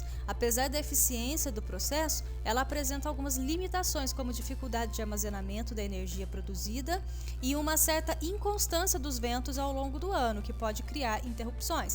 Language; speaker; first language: Portuguese; native; Portuguese